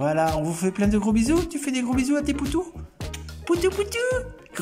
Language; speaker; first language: French; native; French